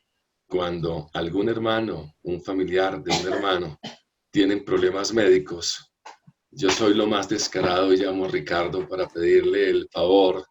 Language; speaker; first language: Spanish; native; Spanish